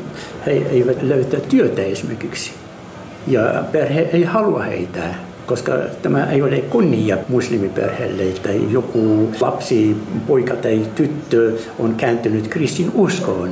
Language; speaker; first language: Finnish; non-native, fluent; Arabic